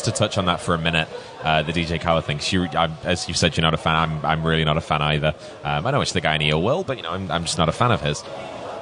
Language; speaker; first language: English; native; English